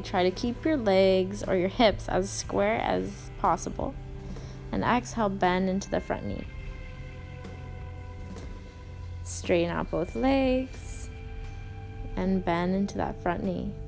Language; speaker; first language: English; native; English